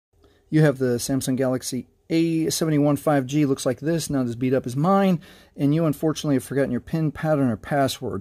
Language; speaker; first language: English; native; English